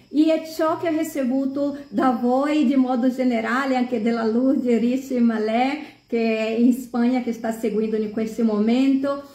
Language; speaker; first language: Italian; non-native, fluent; Portuguese